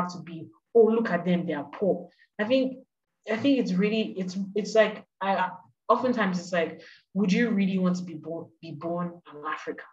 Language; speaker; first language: English; non-native, local second language; Yoruba